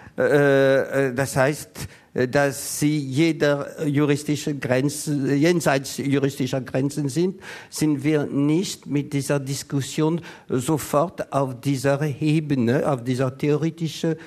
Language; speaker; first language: German; non-native, learner; French